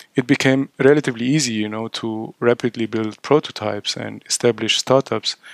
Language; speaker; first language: English; non-native, fluent; Arabic